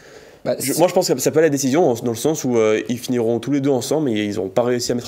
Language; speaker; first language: French; native; French